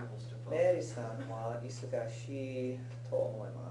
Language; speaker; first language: Japanese; non-native, learner; English